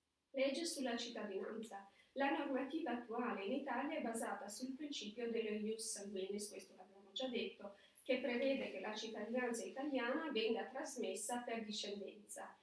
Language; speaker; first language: Italian; non-native, fluent; Albanian